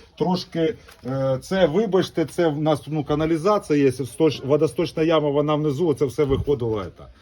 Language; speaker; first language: Ukrainian; native; Ukrainian